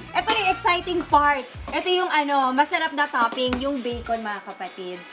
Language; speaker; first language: Filipino; native; Filipino